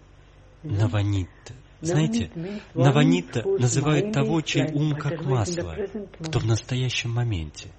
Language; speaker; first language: Russian; native; Russian